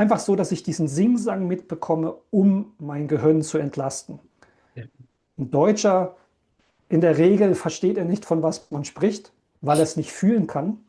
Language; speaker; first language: German; native; German